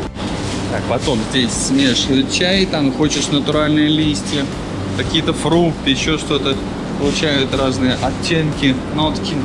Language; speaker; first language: Russian; native; Russian